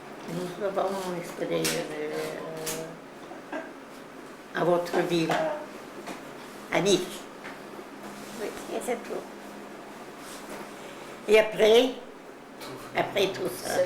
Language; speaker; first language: French; non-native, learner; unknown